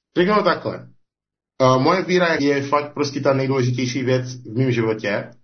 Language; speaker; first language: Czech; non-native, fluent; English